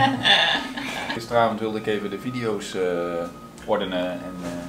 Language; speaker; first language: Dutch; native; Dutch